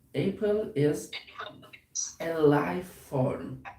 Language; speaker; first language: English; non-native, learner; Turkish